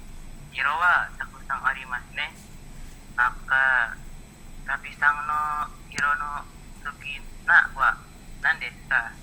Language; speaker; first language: Japanese; non-native, learner; Indonesian